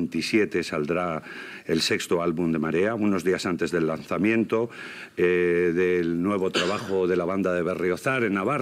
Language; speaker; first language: Spanish; native; Spanish